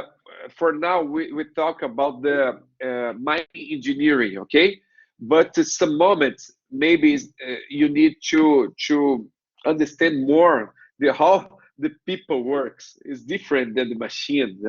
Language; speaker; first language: English; non-native, learner; Portuguese